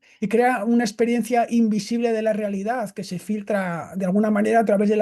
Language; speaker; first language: Spanish; native; Spanish